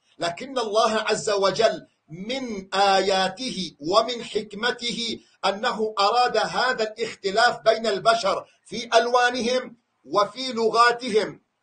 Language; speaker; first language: Arabic; non-native, local second language; Kurdish